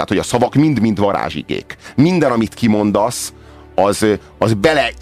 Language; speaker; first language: Hungarian; native; Hungarian